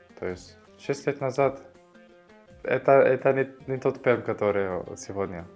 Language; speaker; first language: Russian; non-native, fluent; Arabic